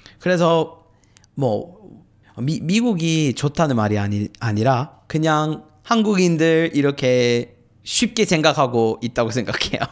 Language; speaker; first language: Korean; non-native, fluent; English